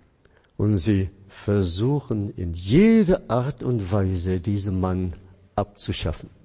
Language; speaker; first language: German; non-native, fluent; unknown